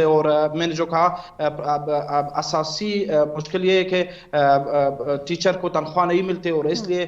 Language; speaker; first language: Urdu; non-native, fluent; Persian